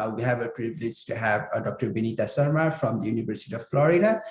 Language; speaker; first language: English; non-native, local second language; Nepali